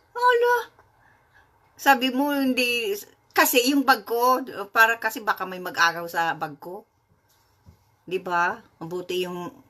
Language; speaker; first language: Filipino; non-native, local second language; Bikol